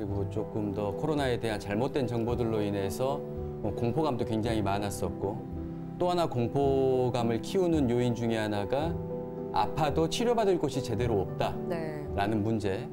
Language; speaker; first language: Korean; native; Korean